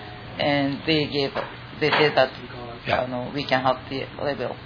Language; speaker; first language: English; non-native, fluent; Japanese